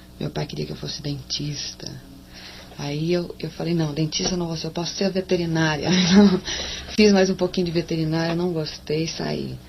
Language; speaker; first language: Portuguese; native; Portuguese